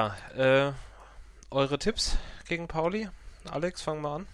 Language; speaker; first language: German; native; German